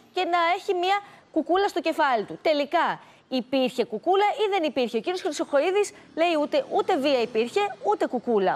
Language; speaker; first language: Greek; native; Greek